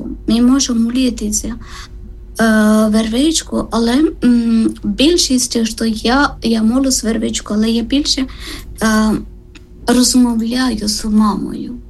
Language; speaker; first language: Ukrainian; non-native, learner; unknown